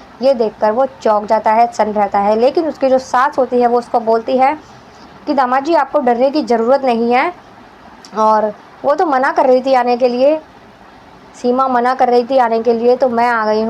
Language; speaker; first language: Hindi; native; Hindi